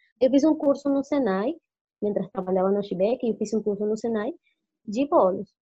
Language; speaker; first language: Portuguese; non-native, fluent; Spanish